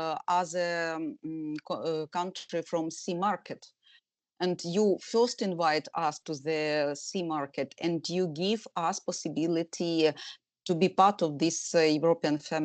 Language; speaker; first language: English; non-native, learner; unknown